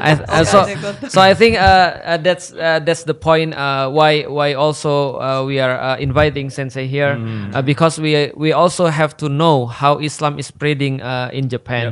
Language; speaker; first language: English; non-native, fluent; Indonesian